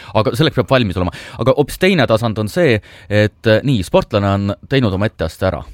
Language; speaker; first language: Estonian; native; Estonian